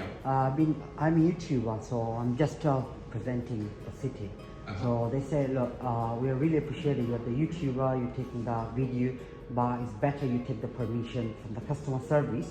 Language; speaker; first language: English; non-native, local second language; Bangla